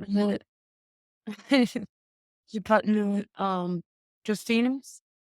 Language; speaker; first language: French; non-native, learner; English